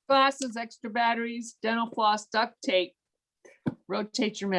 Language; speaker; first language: English; native; English